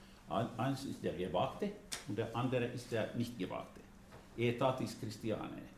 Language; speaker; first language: German; non-native, fluent; Finnish